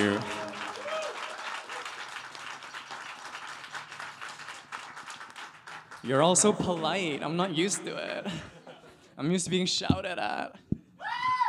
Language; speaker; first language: English; non-native, local second language; Cantonese